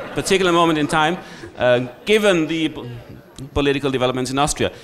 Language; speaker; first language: English; non-native, fluent; German